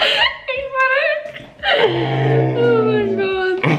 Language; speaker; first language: German; non-native, local second language; Albanian